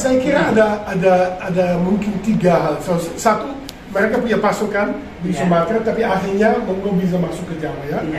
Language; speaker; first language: Indonesian; non-native, fluent; Dutch